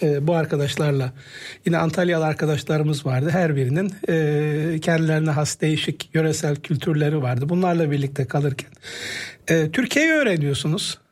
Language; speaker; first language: Turkish; native; Turkish